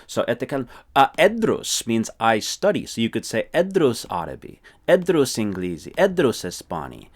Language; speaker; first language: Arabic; non-native, fluent; English